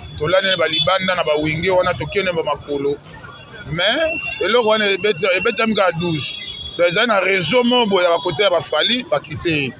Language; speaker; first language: Lingala; native; Lingala